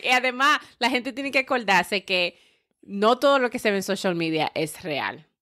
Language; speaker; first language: Spanish; early bilingual, heritage; Spanish